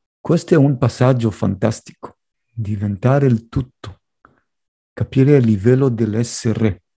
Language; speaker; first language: Italian; non-native, fluent; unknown